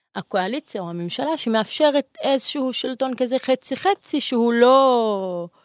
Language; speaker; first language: Hebrew; non-native, local second language; Arabic